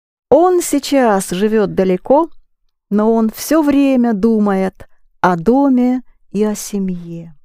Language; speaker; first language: Russian; native; Russian